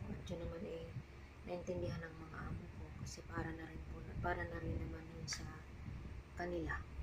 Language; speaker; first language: Filipino; non-native, local second language; Cebuano